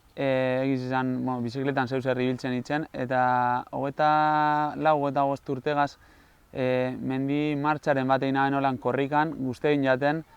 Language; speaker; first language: Basque; native; Basque